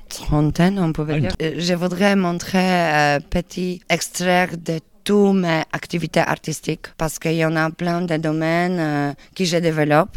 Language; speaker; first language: French; non-native, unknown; Polish